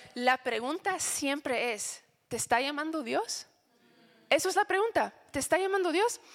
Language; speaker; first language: Spanish; non-native, fluent; English